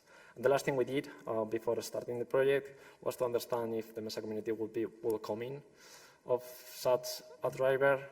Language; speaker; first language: English; non-native, fluent; Spanish